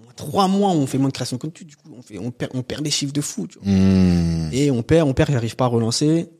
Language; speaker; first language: French; native; French